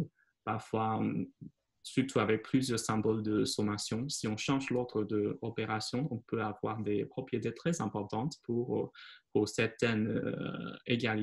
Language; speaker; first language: French; non-native, fluent; Chinese